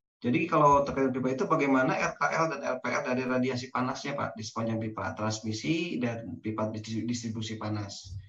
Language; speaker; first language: Indonesian; native; Indonesian